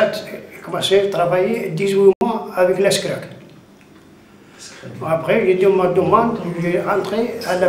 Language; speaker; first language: French; non-native, learner; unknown